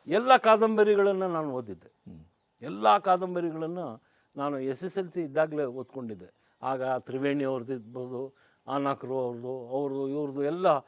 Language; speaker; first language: Kannada; non-native, local second language; Urdu